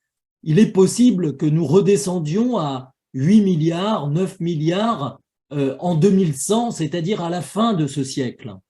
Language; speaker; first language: French; native; French